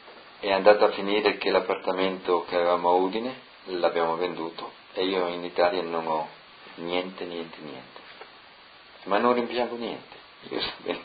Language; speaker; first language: Italian; non-native, local second language; Friulian